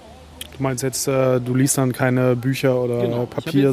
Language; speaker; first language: German; native; German